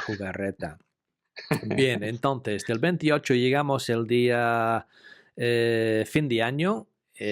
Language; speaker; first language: Spanish; non-native, fluent; English